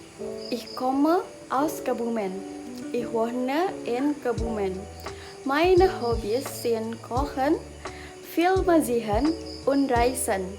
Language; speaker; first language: German; non-native, learner; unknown